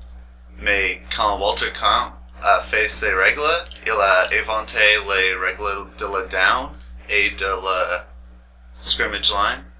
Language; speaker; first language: French; non-native, learner; English